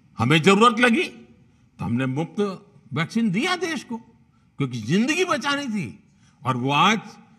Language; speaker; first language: Hindi; non-native, local second language; Gujarati